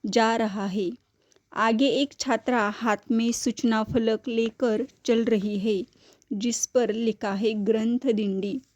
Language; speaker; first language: Hindi; non-native, local second language; Marathi